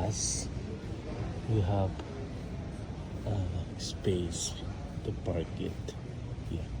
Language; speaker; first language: English; non-native, local second language; Filipino